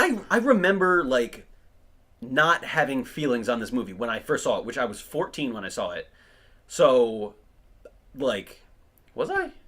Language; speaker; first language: English; native; English